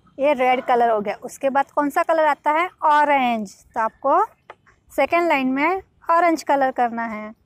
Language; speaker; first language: Hindi; non-native, local second language; Gujarati